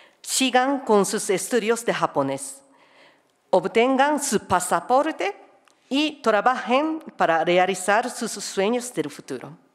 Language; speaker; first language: Spanish; non-native, fluent; Japanese